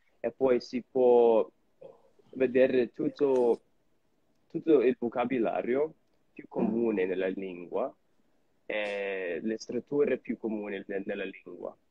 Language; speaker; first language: Italian; non-native, fluent; English